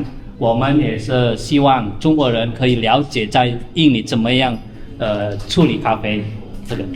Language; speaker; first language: Chinese; non-native, learner; Indonesian